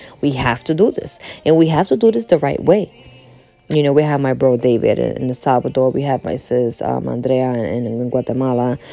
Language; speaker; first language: English; early bilingual, other home language; Spanish